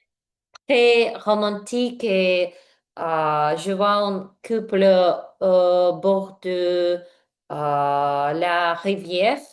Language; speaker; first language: French; non-native, learner; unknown